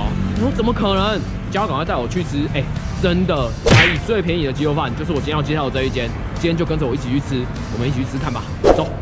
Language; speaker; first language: Chinese; native; Chinese